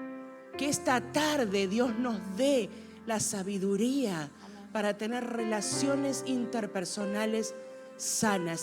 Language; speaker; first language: Spanish; native; Spanish